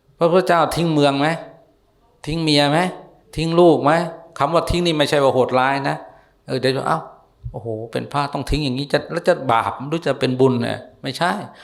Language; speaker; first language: Thai; native; Thai